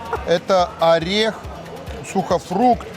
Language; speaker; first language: Russian; native; Russian